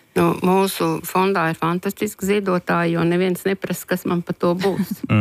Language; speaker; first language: Latvian; native; Latvian